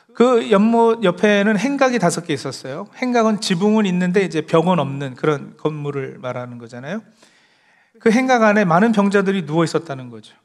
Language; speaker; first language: Korean; early bilingual, heritage; Korean